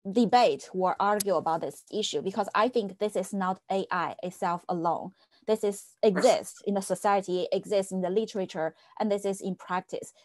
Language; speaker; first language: English; non-native, fluent; Chinese